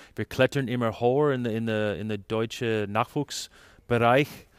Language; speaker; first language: German; non-native, fluent; English